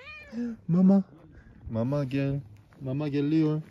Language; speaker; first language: Turkish; non-native, learner; Korean